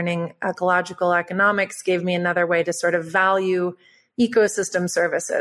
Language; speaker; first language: English; native; English